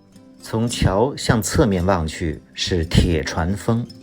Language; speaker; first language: Chinese; native; Chinese